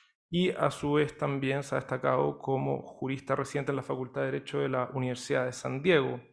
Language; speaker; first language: Spanish; native; Spanish